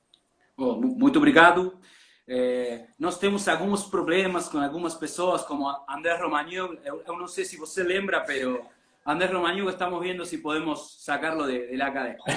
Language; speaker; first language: Portuguese; non-native, learner; Spanish